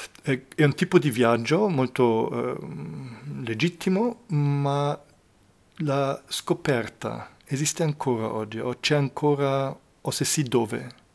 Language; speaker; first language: Italian; non-native, fluent; German